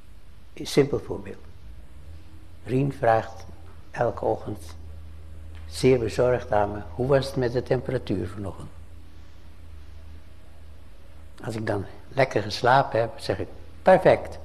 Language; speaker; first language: Dutch; native; Dutch